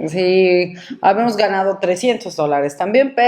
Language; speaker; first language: Spanish; native; Spanish